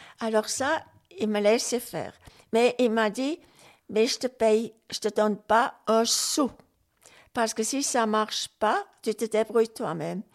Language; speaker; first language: French; non-native, local second language; Swiss German